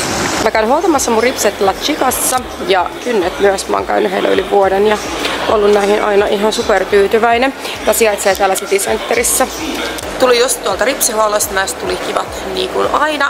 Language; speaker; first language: Finnish; native; Finnish